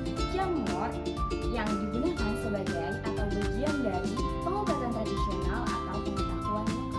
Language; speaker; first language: Indonesian; native; Indonesian